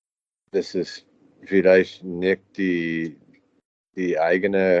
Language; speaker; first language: German; non-native, learner; English